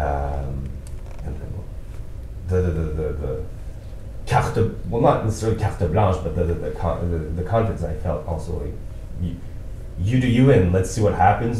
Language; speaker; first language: English; non-native, local second language; French